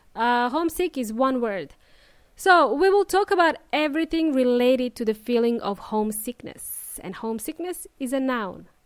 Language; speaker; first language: English; native; English